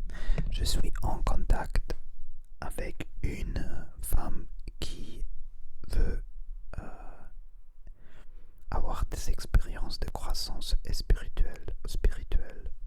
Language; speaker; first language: French; non-native, learner; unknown